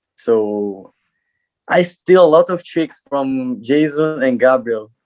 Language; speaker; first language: English; non-native, learner; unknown